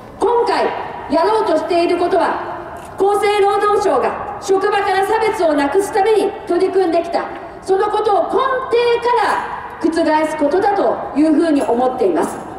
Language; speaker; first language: Japanese; native; Japanese